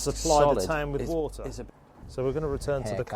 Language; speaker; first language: English; native; English